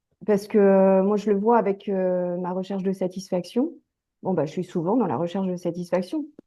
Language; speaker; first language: French; native; French